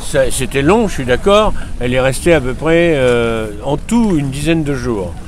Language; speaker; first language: French; native; French